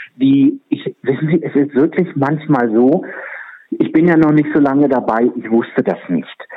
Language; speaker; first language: German; non-native, fluent; Czech